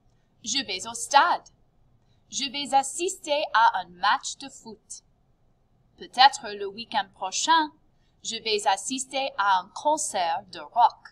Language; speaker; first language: French; non-native, fluent; English